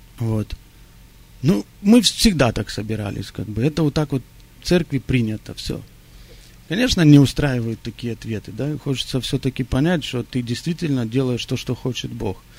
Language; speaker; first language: Russian; early bilingual, heritage; Russian